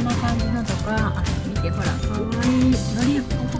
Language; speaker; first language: Japanese; native; Japanese